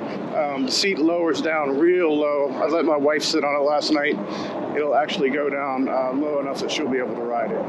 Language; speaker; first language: English; native; English